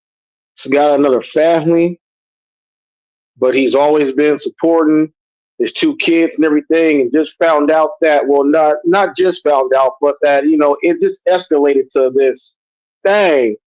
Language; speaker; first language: English; native; English